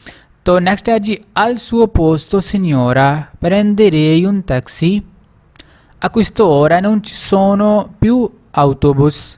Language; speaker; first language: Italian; non-native, fluent; Urdu